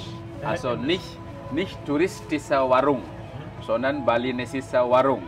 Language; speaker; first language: German; non-native, fluent; Balinese